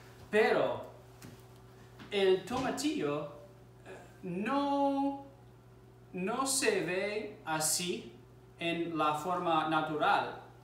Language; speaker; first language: Spanish; non-native, fluent; English